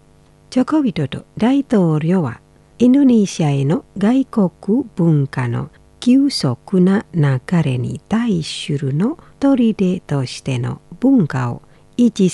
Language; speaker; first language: Japanese; non-native, fluent; Indonesian